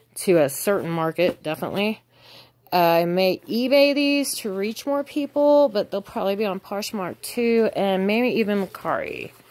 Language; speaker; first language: English; native; English